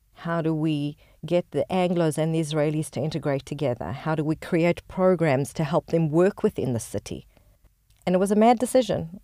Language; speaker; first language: English; native; English